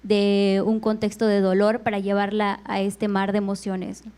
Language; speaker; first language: Spanish; native; Spanish